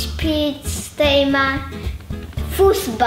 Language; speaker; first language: German; early bilingual, other home language; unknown